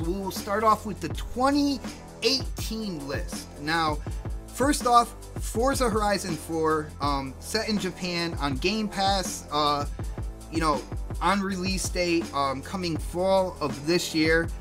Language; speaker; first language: English; native; English